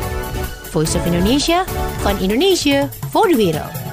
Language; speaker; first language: Dutch; non-native, fluent; Indonesian